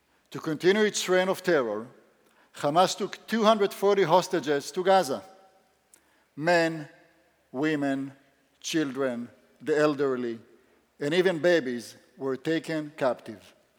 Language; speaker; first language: English; non-native, fluent; Hebrew